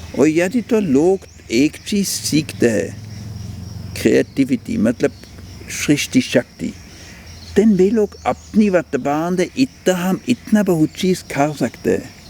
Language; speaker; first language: Hindi; non-native, fluent; German